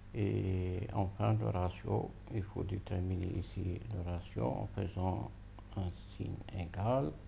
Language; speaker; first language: French; non-native, local second language; Arabic